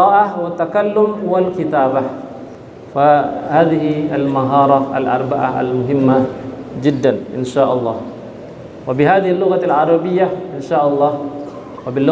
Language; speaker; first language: Arabic; non-native, fluent; Indonesian